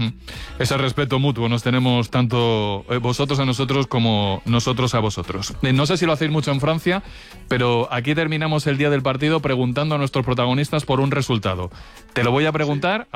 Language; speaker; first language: Spanish; native; Spanish